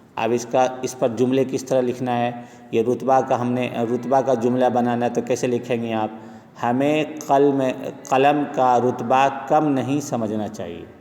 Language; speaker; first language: Urdu; native; Urdu